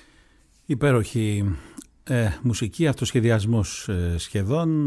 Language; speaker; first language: Greek; native; Greek